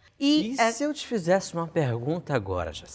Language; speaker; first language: Portuguese; native; Portuguese